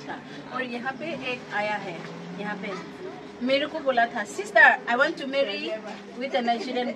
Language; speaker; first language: Hindi; non-native, local second language; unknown